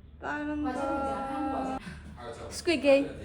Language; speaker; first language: Korean; non-native, learner; Burmese